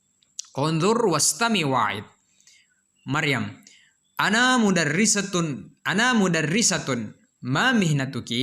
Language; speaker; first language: Arabic; non-native, fluent; Indonesian